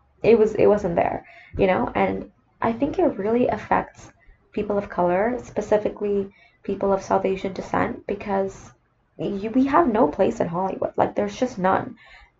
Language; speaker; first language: English; non-native, local second language; Sinhala